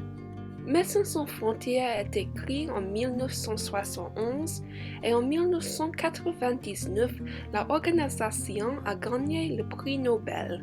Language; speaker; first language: French; non-native, learner; English